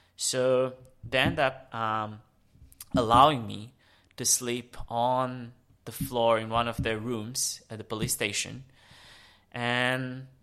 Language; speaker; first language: English; early bilingual, other home language; Romanian